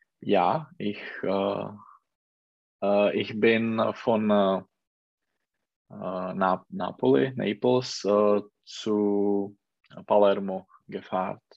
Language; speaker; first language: German; non-native, learner; Czech